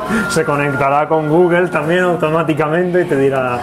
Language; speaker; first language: Spanish; native; Spanish